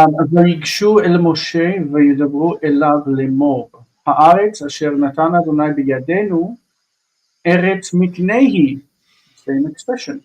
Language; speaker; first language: Hebrew; non-native, fluent; English